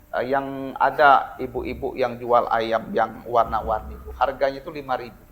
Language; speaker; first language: Indonesian; non-native, local second language; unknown